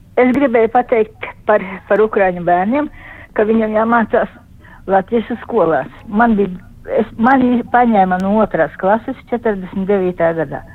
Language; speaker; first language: Latvian; native; Latvian